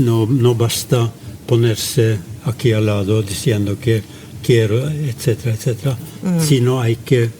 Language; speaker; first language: Spanish; non-native, fluent; Norwegian